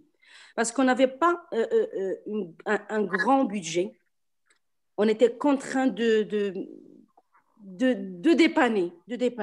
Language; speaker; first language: French; non-native, local second language; Arabic